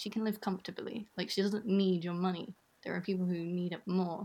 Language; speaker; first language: English; native; English